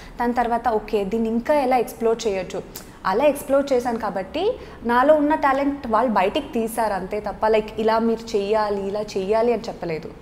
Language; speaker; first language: Telugu; non-native, local second language; Kannada